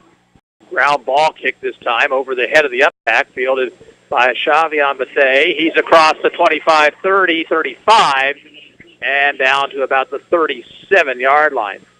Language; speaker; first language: English; native; English